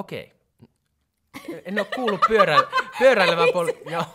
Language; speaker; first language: Finnish; native; Finnish